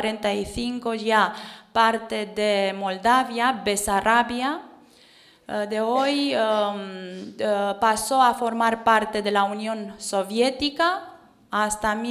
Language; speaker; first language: Spanish; non-native, fluent; Romanian